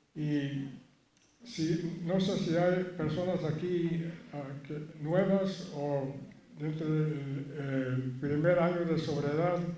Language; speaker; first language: Spanish; early bilingual, heritage; Spanish